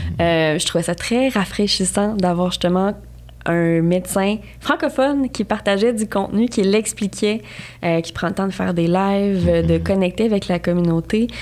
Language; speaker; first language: French; native; French